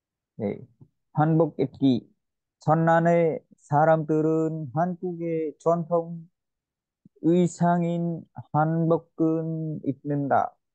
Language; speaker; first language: Korean; non-native, learner; Vietnamese